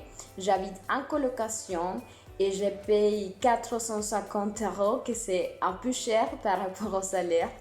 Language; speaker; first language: French; non-native, fluent; Spanish